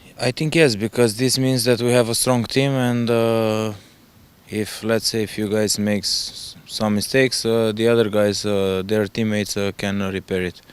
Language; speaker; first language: English; non-native, fluent; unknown